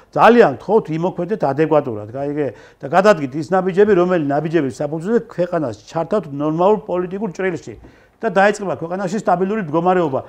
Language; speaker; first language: Georgian; native; Georgian